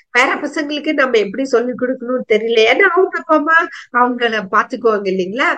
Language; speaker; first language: Tamil; native; Tamil